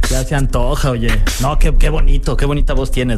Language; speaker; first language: Spanish; native; Spanish